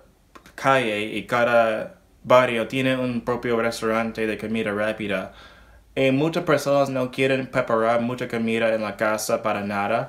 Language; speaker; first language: Spanish; non-native, learner; English